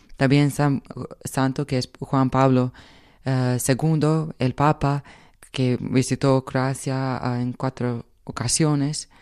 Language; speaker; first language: Spanish; non-native, fluent; Croatian